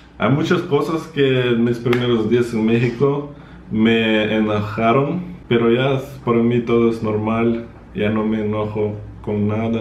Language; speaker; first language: Spanish; non-native, fluent; Russian